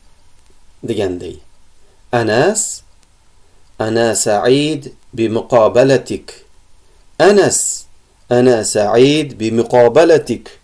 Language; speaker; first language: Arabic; non-native, fluent; Uzbek